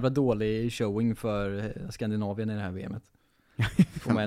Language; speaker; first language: Swedish; native; Swedish